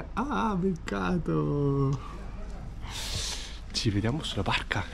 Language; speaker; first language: Italian; native; Italian